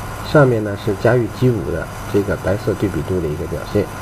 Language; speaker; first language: Chinese; native; Chinese